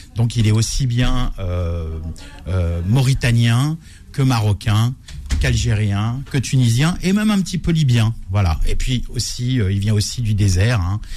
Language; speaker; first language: French; native; French